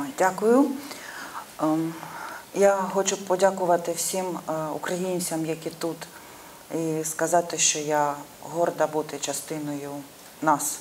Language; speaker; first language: Ukrainian; non-native, local second language; Russian